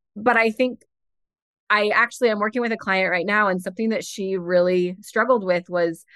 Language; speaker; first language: English; native; English